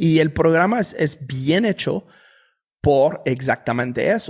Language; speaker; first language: Spanish; non-native, fluent; French